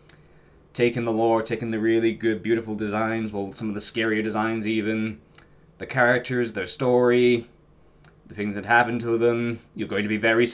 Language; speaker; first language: English; native; English